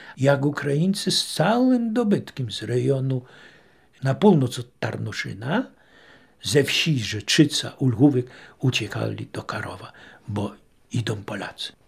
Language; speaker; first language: Polish; native; Polish